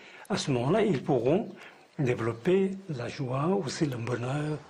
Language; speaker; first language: French; non-native, fluent; Tibetan